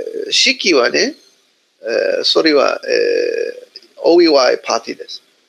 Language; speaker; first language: Japanese; non-native, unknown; English